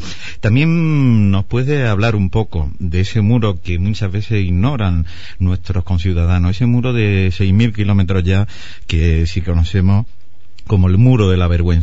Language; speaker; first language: Spanish; native; Spanish